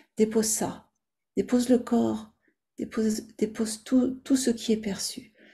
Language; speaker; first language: French; native; French